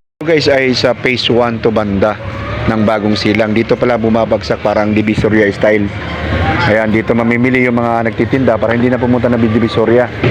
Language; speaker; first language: Filipino; native; Filipino